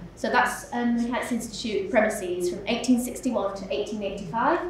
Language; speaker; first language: English; native; English